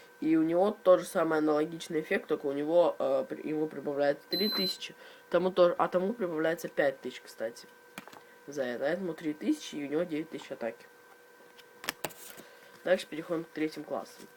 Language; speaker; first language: Russian; native; Russian